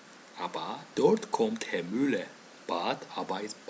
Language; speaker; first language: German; non-native, fluent; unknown